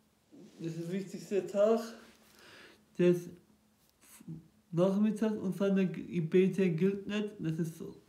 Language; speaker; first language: German; non-native, local second language; Turkish